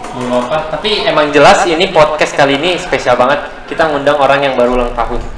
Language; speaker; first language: Indonesian; native; Indonesian